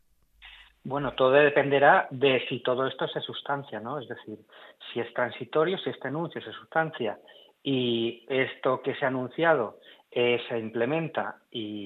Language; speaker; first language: Spanish; native; Spanish